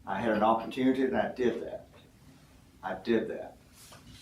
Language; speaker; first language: English; native; English